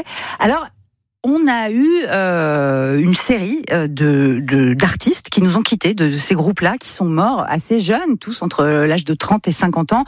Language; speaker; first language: French; native; French